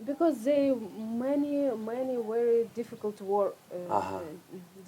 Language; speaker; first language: English; non-native, learner; Russian